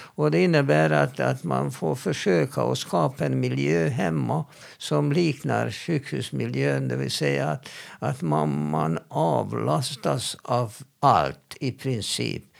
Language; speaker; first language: Swedish; non-native, fluent; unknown